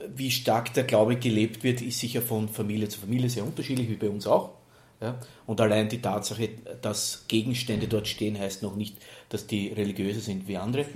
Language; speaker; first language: German; native; German